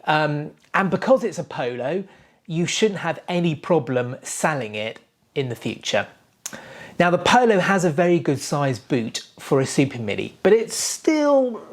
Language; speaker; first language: English; native; English